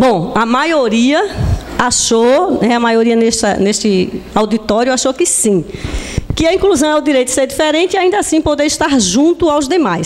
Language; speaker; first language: Portuguese; native; Portuguese